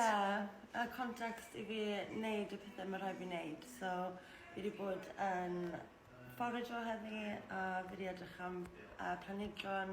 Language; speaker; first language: Welsh; non-native, learner; English